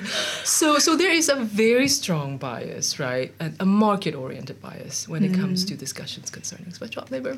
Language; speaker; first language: English; non-native, local second language; Cantonese